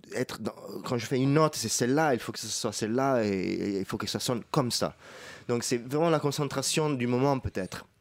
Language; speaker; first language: French; non-native, fluent; Italian